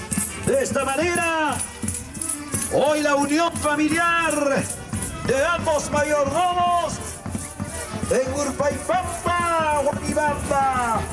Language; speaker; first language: Spanish; native; Spanish